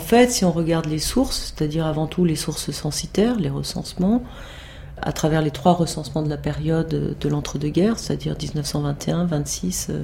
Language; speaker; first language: French; early bilingual, other home language; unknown